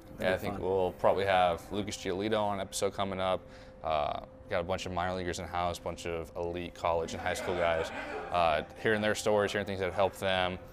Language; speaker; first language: English; native; English